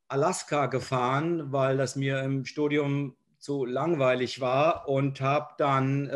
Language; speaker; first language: German; native; German